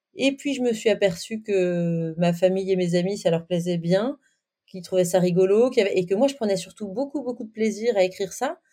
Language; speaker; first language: French; native; French